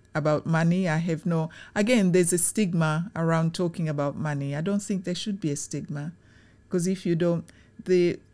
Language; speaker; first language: English; non-native, local second language; Swahili